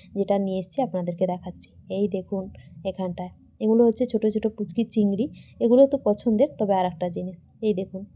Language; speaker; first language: Bangla; non-native, local second language; Santali